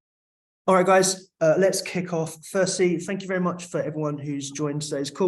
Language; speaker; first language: English; native; English